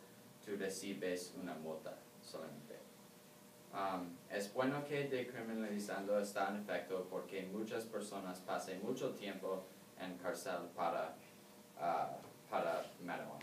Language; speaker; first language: Spanish; non-native, learner; English